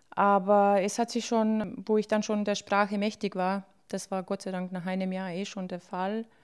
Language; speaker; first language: German; early bilingual, other home language; Bosnian